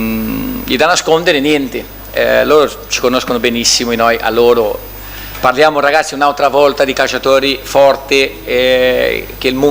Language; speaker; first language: Italian; non-native, fluent; Portuguese